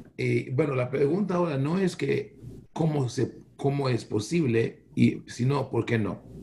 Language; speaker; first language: Spanish; non-native, fluent; Hebrew